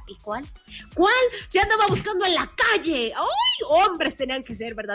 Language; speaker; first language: Spanish; native; Spanish